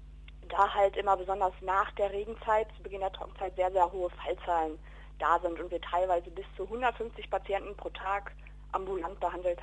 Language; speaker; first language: German; native; German